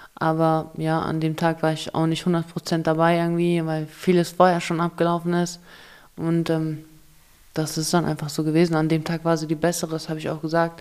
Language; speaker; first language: German; early bilingual, other home language; Russian